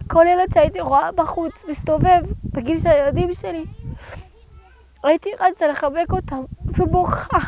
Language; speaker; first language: Hebrew; early bilingual, other home language; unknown